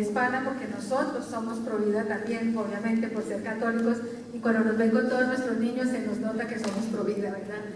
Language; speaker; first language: Spanish; native; Spanish